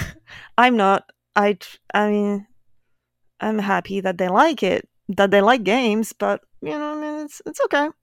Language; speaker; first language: English; non-native, fluent; French